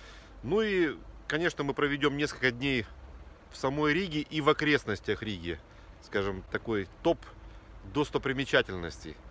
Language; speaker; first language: Russian; native; Russian